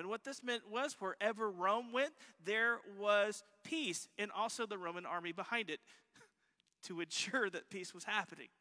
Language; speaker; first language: English; native; English